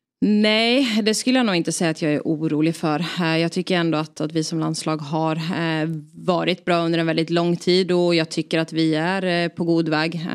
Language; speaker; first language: Swedish; native; Swedish